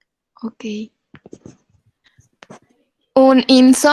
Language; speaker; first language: German; non-native, learner; Spanish